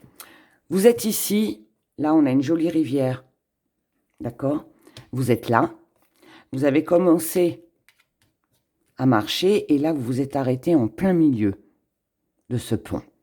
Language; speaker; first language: French; native; French